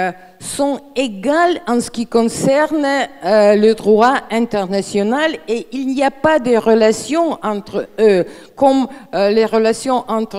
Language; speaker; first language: French; non-native, fluent; Russian